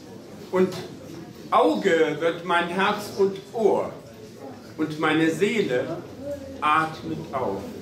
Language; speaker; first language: German; native; German